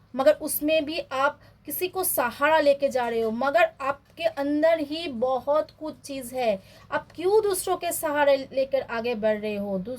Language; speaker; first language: Hindi; non-native, local second language; Bangla